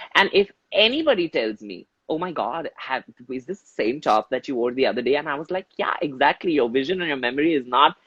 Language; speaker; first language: English; non-native, local second language; Hindi